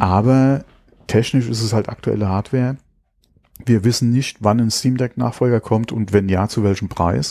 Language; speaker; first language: German; native; German